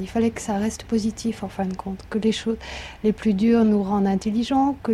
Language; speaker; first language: French; native; French